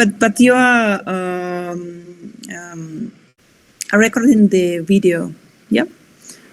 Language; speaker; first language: English; non-native, learner; Spanish